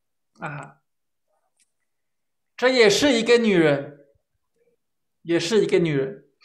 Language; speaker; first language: Chinese; non-native, fluent; Spanish